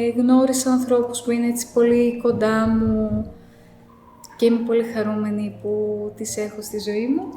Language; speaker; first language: Greek; early bilingual, other home language; Arabic